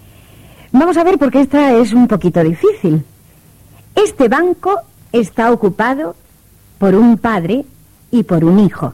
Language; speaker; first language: Spanish; native; Spanish